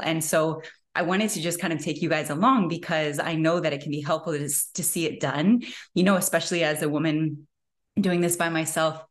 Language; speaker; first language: English; native; English